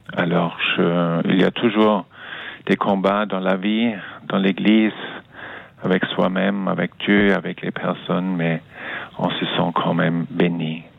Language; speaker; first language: French; non-native, fluent; German